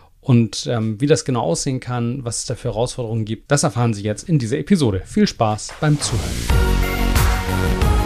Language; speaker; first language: German; native; German